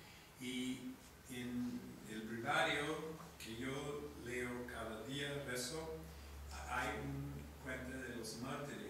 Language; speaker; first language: Spanish; non-native, fluent; English